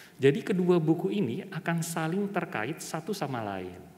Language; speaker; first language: Indonesian; native; Indonesian